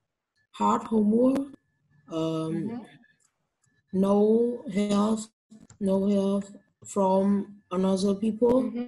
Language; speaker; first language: English; non-native, learner; Vietnamese